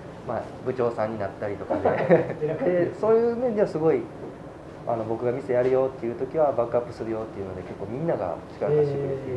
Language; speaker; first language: Japanese; native; Japanese